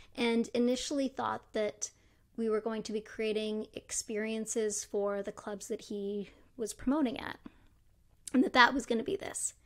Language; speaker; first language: English; native; English